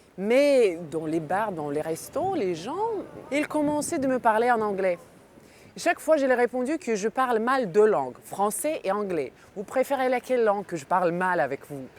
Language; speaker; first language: French; non-native, fluent; Ukrainian